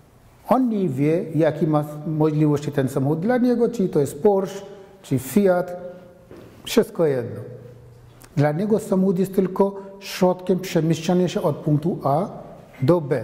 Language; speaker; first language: Polish; non-native, fluent; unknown